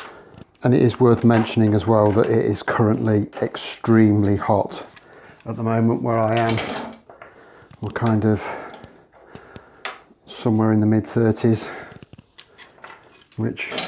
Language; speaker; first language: English; native; English